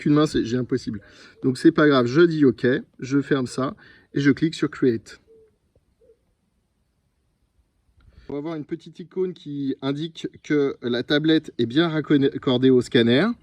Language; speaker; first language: French; native; French